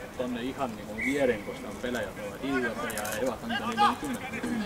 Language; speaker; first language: Finnish; non-native, fluent; English